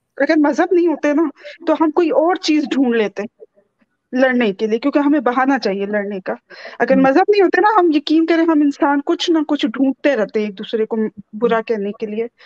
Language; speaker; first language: Urdu; native; Urdu